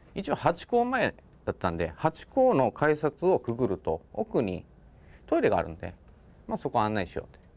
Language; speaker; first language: Japanese; native; Japanese